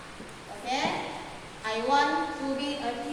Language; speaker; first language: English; non-native, learner; Indonesian